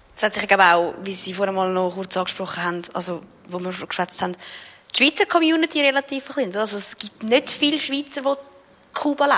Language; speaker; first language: German; native; German